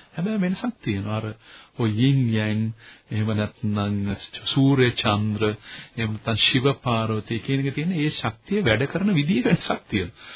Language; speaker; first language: Sinhala; native; Sinhala